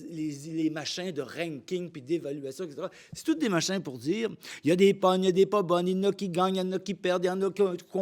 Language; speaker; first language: French; native; French